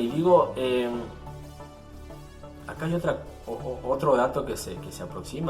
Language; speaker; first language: Spanish; native; Spanish